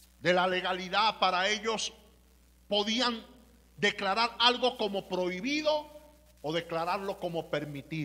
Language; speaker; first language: Spanish; native; Spanish